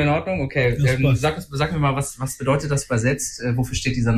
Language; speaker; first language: German; native; German